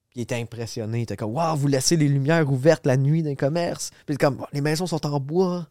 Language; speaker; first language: French; native; French